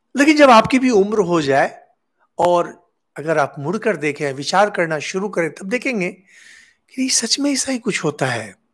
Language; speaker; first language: Hindi; non-native, local second language; Bangla